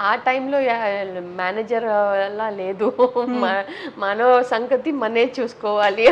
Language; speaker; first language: Telugu; non-native, local second language; Tamil